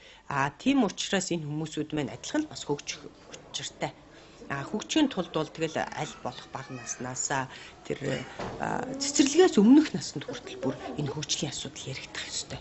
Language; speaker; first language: Mongolian; native; Mongolian